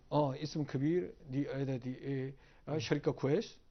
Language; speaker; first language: Egyptian Arabic; non-native, learner; Korean